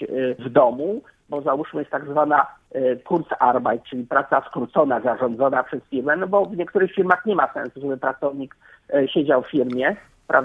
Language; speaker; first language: Polish; native; Polish